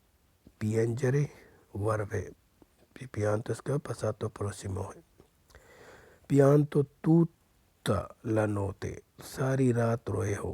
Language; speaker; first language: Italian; non-native, learner; Urdu